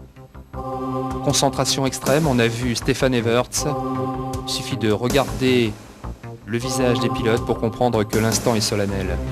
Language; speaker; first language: French; native; French